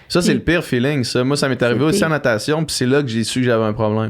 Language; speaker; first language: French; native; French